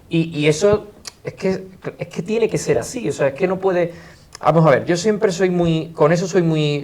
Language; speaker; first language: Spanish; native; Spanish